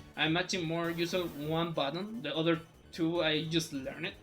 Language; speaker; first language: English; non-native, fluent; Spanish